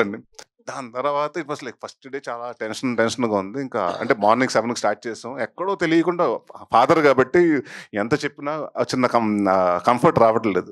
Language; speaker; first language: Telugu; native; Telugu